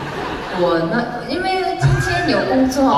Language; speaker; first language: Chinese; non-native, learner; Korean